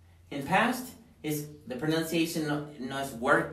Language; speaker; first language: English; non-native, fluent; Spanish